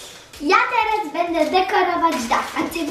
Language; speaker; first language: Polish; early bilingual, heritage; Polish